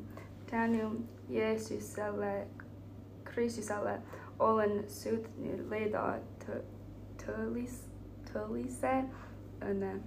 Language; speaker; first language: Estonian; non-native, learner; Finnish